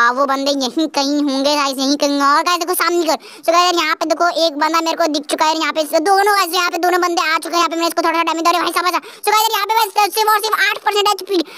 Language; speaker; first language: Hindi; native; Hindi